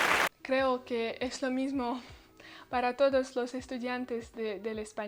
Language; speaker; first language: Spanish; non-native, learner; Russian